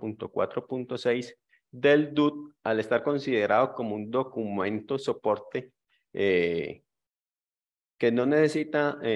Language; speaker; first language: Spanish; native; Spanish